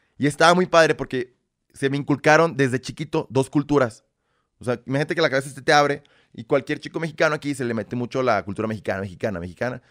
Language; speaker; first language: Spanish; early bilingual, other home language; Russian